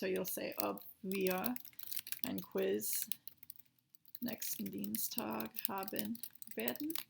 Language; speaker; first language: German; non-native, fluent; English